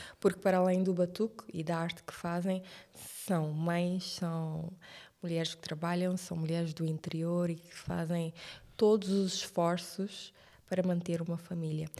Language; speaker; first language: Portuguese; non-native, local second language; Kabuverdianu